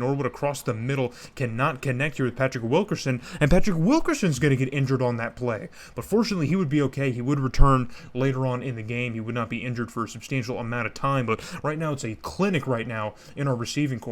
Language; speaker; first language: English; native; English